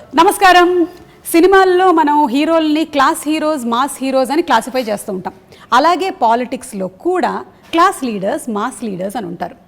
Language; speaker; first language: Telugu; non-native, local second language; Malayalam